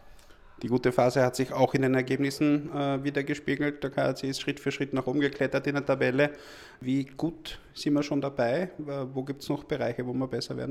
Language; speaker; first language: German; native; German